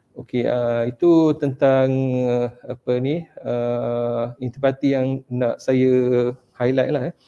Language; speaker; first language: Malay; native; Malay